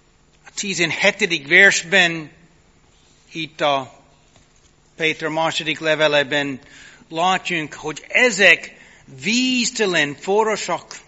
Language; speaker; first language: Hungarian; non-native, fluent; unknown